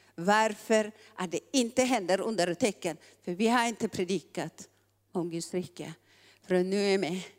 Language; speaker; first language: Swedish; non-native, fluent; Tigrinya